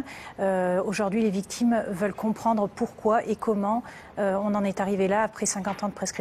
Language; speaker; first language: French; native; French